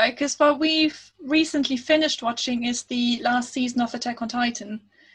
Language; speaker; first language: English; non-native, fluent; German